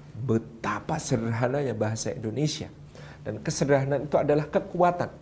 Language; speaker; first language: Indonesian; non-native, local second language; Javanese